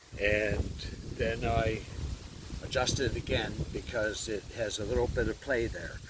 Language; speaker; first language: English; native; English